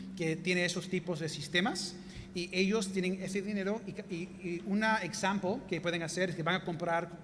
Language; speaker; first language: Spanish; early bilingual, heritage; Spanish